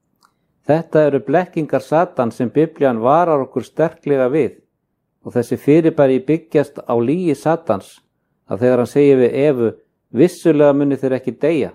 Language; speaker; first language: Icelandic; native; Icelandic